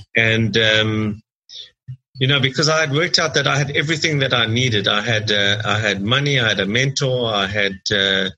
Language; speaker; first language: English; native; English